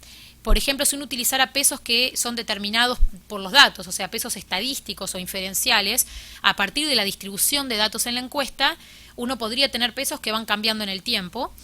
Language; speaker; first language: Spanish; native; Spanish